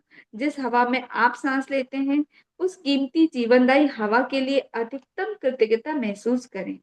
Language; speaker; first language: Hindi; native; Hindi